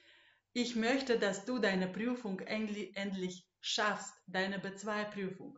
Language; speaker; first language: German; non-native, fluent; Russian